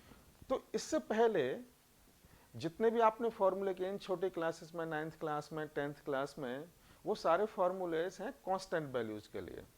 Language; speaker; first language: Hindi; native; Hindi